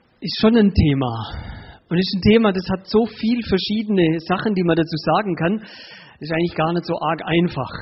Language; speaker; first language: German; early bilingual, other home language; Spanish